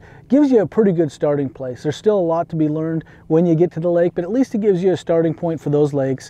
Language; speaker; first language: English; native; English